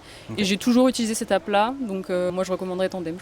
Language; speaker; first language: French; native; French